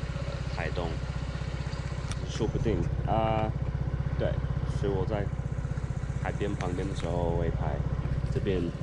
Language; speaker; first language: Chinese; non-native, fluent; English